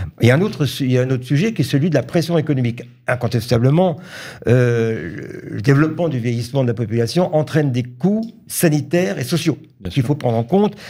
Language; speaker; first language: French; native; French